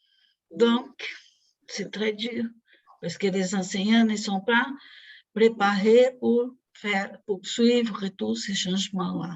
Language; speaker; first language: French; non-native, fluent; Portuguese